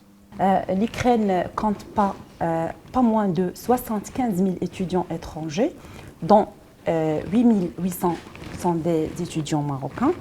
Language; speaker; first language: French; non-native, local second language; Arabic